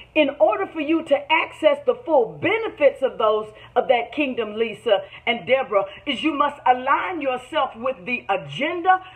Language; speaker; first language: English; native; English